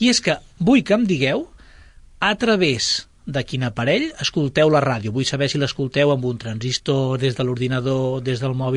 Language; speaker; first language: Catalan; native; Catalan